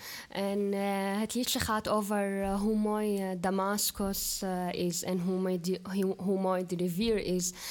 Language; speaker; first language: Dutch; non-native, fluent; Arabic